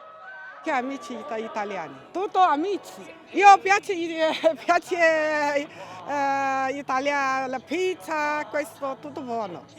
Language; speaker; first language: Italian; non-native, learner; Chinese